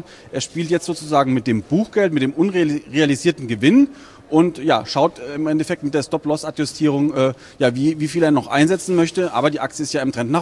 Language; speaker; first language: German; native; German